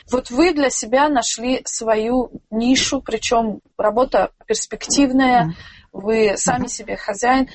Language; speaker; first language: Russian; non-native, local second language; Tajik